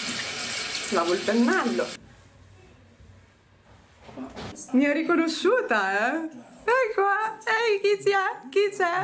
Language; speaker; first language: Italian; native; Italian